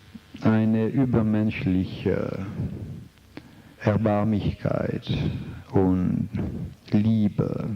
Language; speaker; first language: German; non-native, fluent; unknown